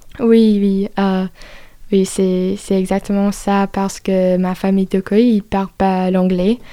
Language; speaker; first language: French; non-native, learner; English